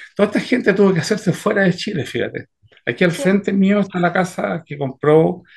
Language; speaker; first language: Spanish; native; Spanish